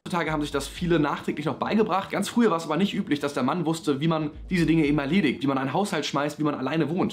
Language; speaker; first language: German; native; German